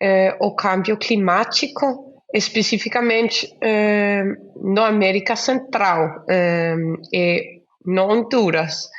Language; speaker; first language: Portuguese; non-native, learner; Danish